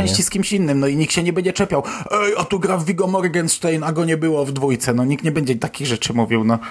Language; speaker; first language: Polish; native; Polish